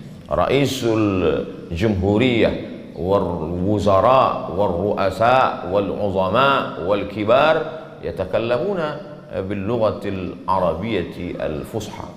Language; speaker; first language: Arabic; non-native, fluent; Indonesian